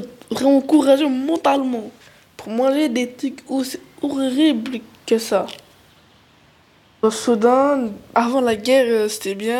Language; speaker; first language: French; early bilingual, other home language; Arabic